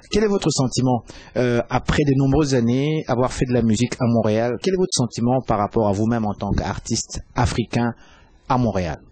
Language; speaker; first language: French; native; French